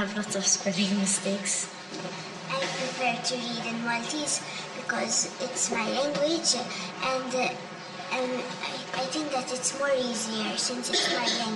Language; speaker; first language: English; non-native, local second language; Maltese